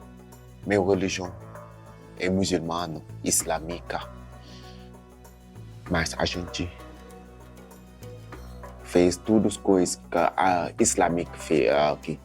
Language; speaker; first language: Portuguese; non-native, learner; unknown